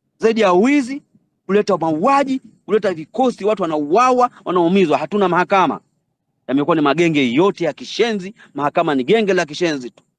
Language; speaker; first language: Swahili; native; Swahili